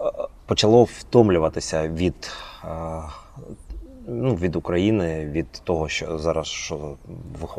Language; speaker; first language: Ukrainian; native; Ukrainian